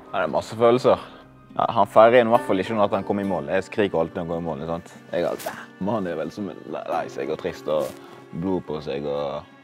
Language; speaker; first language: Norwegian; non-native, fluent; Swahili